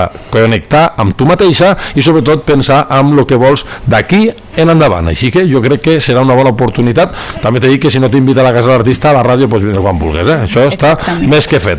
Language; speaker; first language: Catalan; native; Catalan